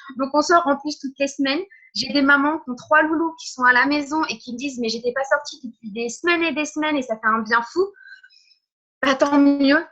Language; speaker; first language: French; early bilingual, other home language; Portuguese